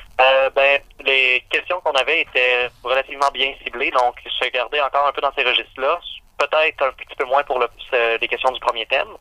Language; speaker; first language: French; native; French